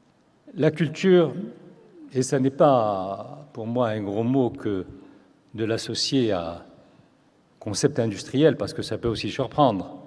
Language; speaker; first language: French; non-native, local second language; Arabic